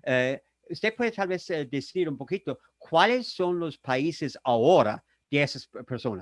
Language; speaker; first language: Spanish; non-native, fluent; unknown